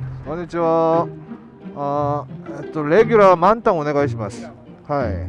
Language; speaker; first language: Korean; native; Korean